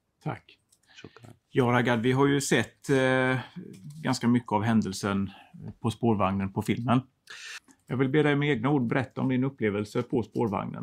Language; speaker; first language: Swedish; native; Swedish